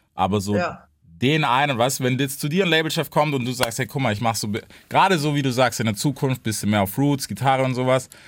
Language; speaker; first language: German; non-native, fluent; English